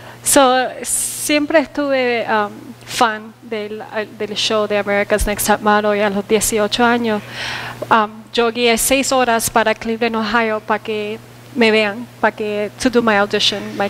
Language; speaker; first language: Spanish; early bilingual, heritage; Spanish